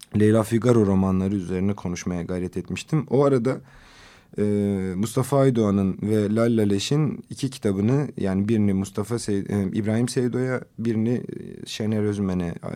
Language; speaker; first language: Turkish; non-native, local second language; Kurdish